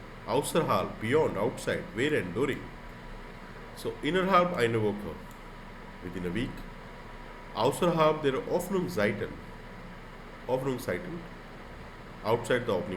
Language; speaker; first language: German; non-native, fluent; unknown